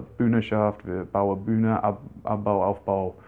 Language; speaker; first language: German; non-native, fluent; English